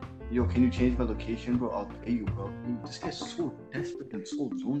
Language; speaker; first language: English; early bilingual, other home language; Punjabi